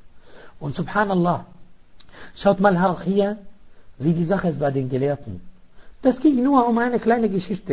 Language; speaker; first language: German; non-native, fluent; Arabic